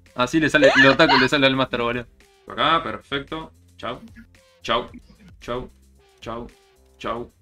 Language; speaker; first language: Spanish; native; Spanish